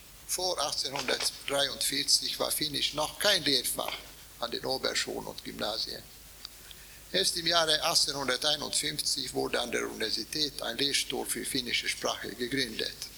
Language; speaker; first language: German; non-native, fluent; Swedish